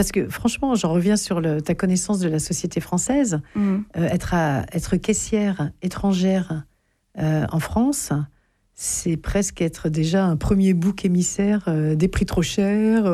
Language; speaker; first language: French; native; French